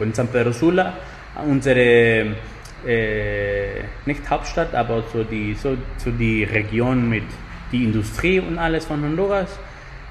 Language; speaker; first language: German; non-native, fluent; Spanish